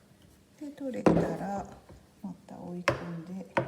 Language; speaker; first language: Japanese; native; Japanese